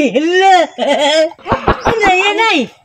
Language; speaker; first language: Filipino; non-native, local second language; Cebuano